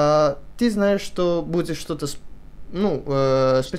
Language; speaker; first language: Russian; early bilingual, heritage; Italian